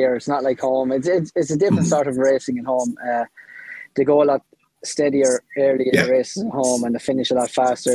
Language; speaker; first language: English; native; English